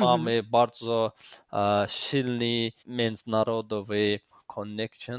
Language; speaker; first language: Polish; non-native, learner; Azerbaijani